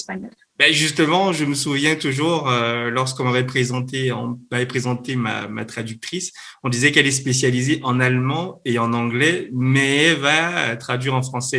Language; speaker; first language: French; native; French